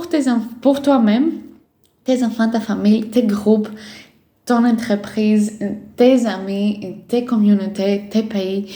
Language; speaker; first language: French; non-native, fluent; Greek